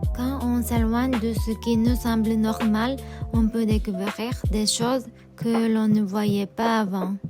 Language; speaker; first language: French; non-native, fluent; Japanese